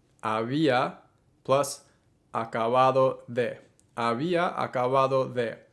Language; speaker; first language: Spanish; non-native, fluent; English